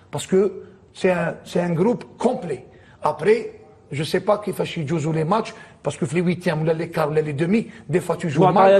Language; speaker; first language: French; non-native, local second language; Arabic